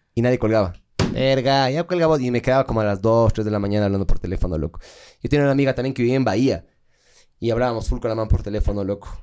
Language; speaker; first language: Spanish; native; Spanish